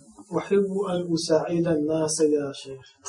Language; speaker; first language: Arabic; non-native, learner; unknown